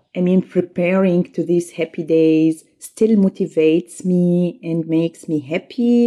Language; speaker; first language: English; non-native, fluent; Arabic